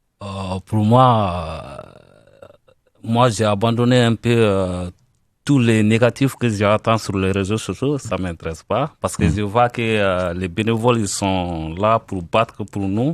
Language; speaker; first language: French; non-native, learner; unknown